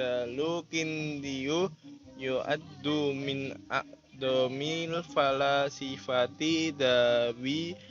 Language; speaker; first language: Arabic; non-native, learner; Indonesian